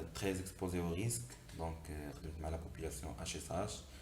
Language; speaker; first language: French; non-native, local second language; Arabic